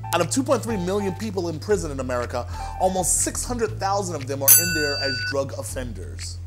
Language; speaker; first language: English; native; English